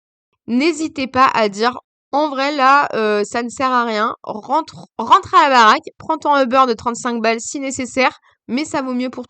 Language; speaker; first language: French; native; French